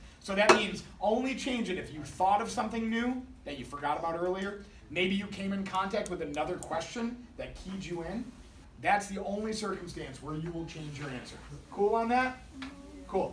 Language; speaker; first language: English; native; English